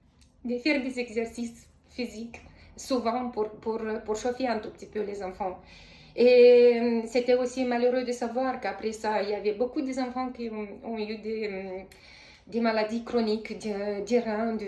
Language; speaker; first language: French; non-native, fluent; Romanian